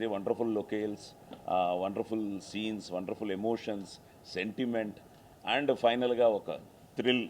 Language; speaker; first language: Telugu; native; Telugu